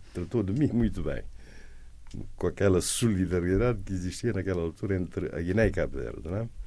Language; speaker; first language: Portuguese; non-native, local second language; Kabuverdianu